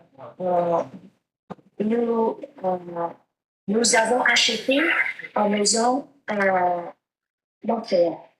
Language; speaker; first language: French; non-native, learner; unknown